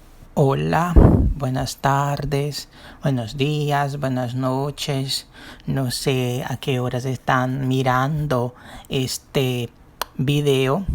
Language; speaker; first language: Spanish; non-native, fluent; Portuguese